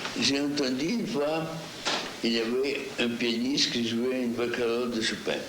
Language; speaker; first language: French; non-native, fluent; Russian